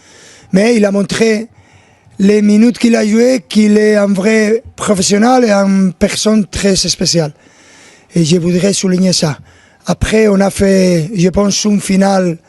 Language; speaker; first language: French; non-native, fluent; Spanish